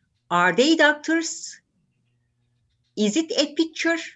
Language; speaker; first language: English; non-native, learner; Turkish